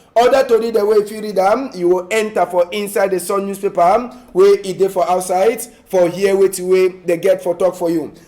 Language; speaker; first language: Nigerian Pidgin; native; Nigerian Pidgin